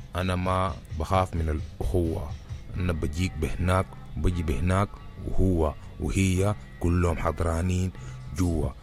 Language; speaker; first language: Arabic; early bilingual, heritage; Arabic